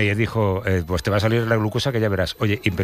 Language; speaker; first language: Spanish; native; Spanish